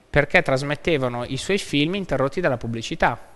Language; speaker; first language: Italian; native; Italian